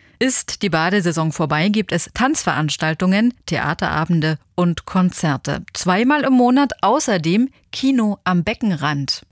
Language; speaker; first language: German; native; German